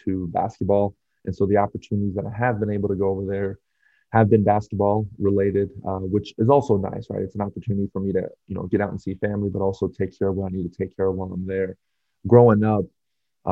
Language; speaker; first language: English; native; English